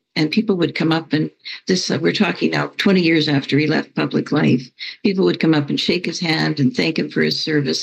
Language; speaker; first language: English; native; English